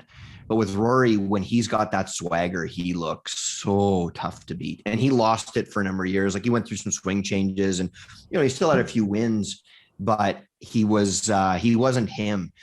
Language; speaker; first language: English; native; English